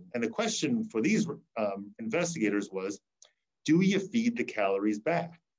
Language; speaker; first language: English; native; English